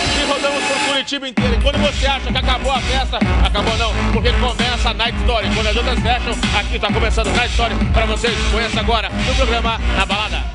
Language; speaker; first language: Portuguese; native; Portuguese